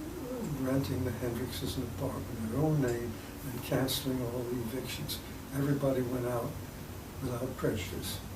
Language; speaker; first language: English; native; English